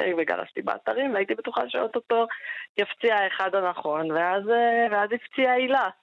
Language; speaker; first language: Hebrew; native; Hebrew